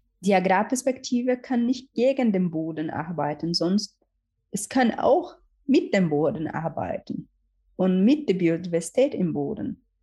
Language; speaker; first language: German; non-native, learner; Portuguese